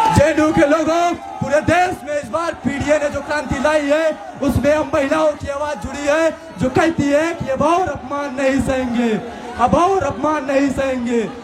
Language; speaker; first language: Hindi; native; Hindi